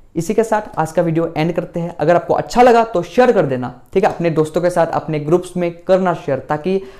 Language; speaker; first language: Hindi; non-native, local second language; Assamese